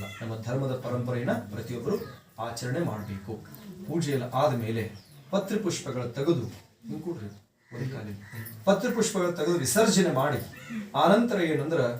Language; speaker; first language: Kannada; native; Kannada